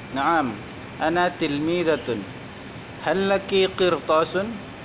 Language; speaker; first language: Arabic; non-native, learner; Indonesian